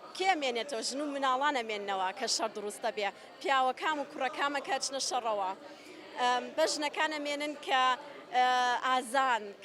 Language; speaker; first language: Central Kurdish; early bilingual, heritage; Central Kurdish